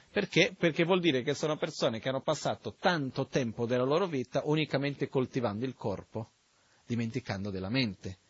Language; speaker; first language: Italian; non-native, fluent; Portuguese